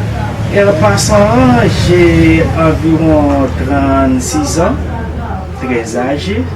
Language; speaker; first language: French; non-native, local second language; Haitian Creole